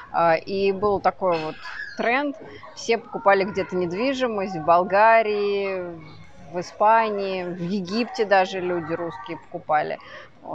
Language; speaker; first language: Russian; native; Russian